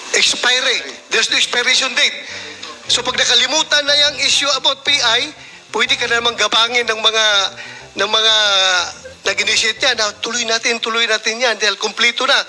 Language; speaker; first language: Filipino; native; Filipino